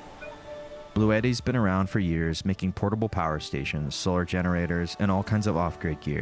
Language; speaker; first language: English; native; English